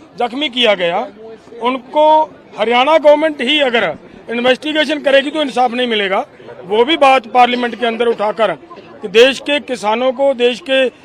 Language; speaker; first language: Hindi; non-native, local second language; Punjabi